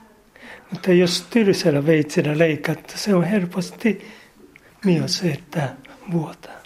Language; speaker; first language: Finnish; non-native, learner; Japanese